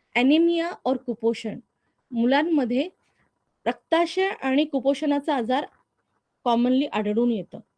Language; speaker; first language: Hindi; non-native, local second language; Marathi